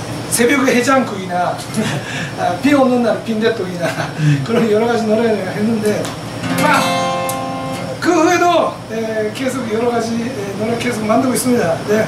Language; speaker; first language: Korean; non-native, fluent; Japanese